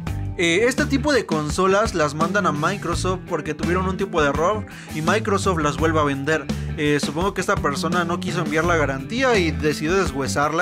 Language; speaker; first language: Spanish; native; Spanish